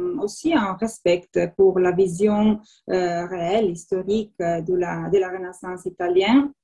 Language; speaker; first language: French; non-native, learner; Italian